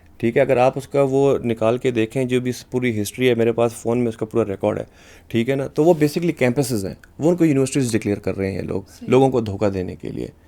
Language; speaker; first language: Urdu; non-native, local second language; Pashto